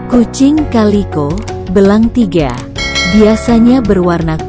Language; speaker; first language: Indonesian; native; Indonesian